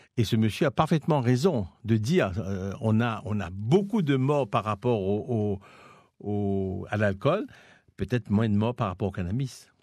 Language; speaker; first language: French; non-native, local second language; Morisyen